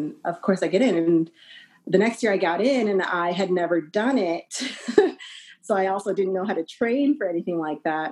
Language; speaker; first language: English; early bilingual, other home language; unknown